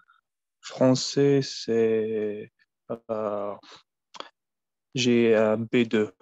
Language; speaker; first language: French; non-native, fluent; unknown